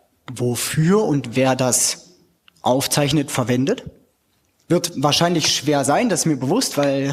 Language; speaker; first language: German; native; German